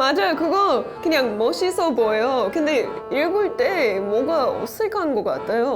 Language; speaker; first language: Korean; non-native, learner; English